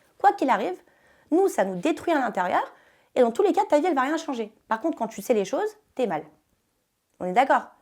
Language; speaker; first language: French; early bilingual, heritage; French